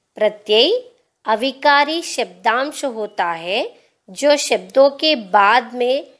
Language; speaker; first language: Hindi; non-native, local second language; Telugu